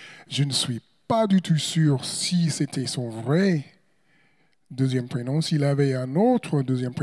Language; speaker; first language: French; non-native, fluent; English